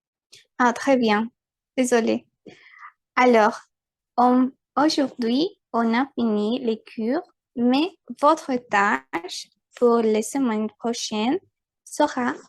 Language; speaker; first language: French; non-native, fluent; Spanish